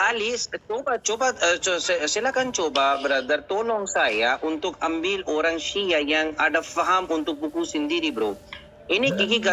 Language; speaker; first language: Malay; non-native, learner; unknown